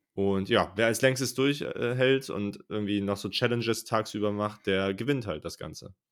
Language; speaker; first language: German; native; German